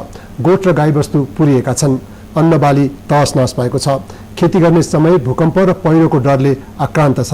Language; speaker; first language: Nepali; native; Nepali